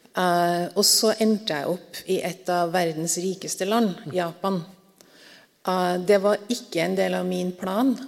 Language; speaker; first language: Norwegian; native; Norwegian